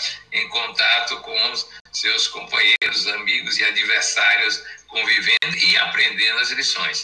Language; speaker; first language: Portuguese; native; Portuguese